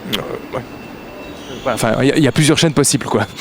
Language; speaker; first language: French; native; French